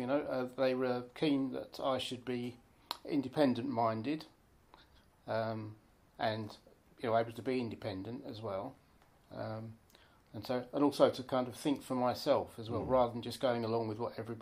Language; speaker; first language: English; native; English